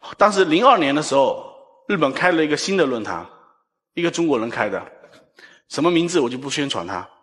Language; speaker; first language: Chinese; native; Chinese